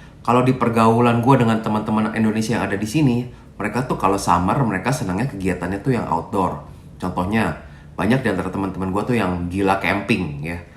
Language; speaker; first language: Indonesian; native; Indonesian